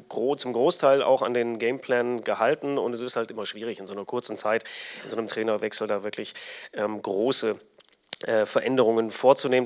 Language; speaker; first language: German; native; German